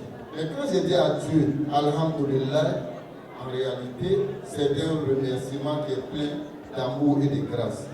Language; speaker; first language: French; non-native, local second language; Dyula